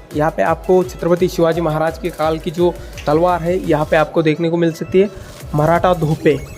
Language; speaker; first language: Hindi; non-native, local second language; Marathi